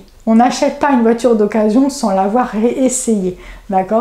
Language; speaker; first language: French; native; French